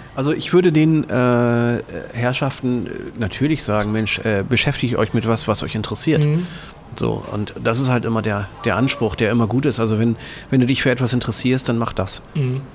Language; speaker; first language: German; native; German